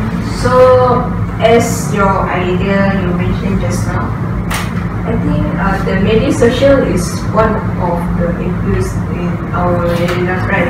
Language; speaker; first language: English; non-native, local second language; Malay